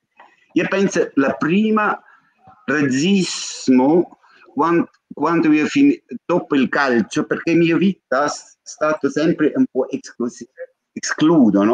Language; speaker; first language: Italian; non-native, learner; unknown